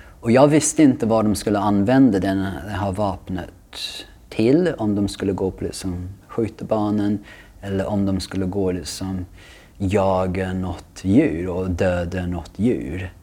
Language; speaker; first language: Swedish; non-native, fluent; English